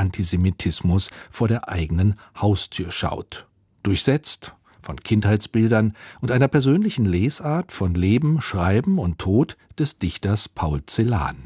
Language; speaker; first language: German; native; German